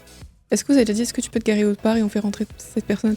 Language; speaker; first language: French; native; French